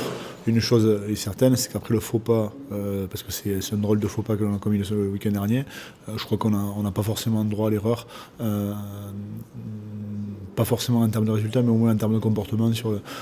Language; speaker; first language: French; native; French